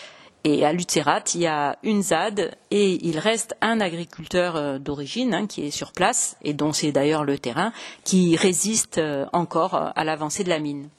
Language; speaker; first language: French; native; French